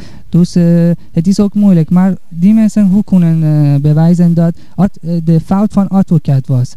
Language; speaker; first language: Dutch; non-native, learner; Persian